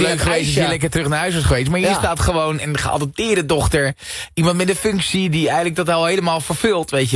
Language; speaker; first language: Dutch; native; Dutch